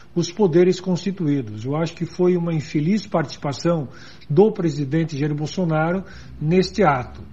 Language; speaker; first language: Portuguese; native; Portuguese